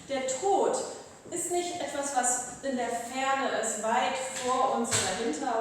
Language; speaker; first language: German; native; German